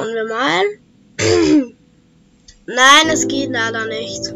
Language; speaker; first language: German; native; German